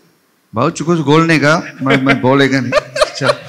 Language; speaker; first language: Hindi; non-native, local second language; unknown